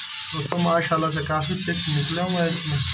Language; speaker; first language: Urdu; non-native, local second language; Punjabi